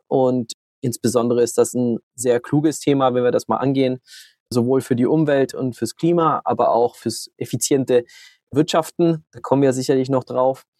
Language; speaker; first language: German; early bilingual, heritage; German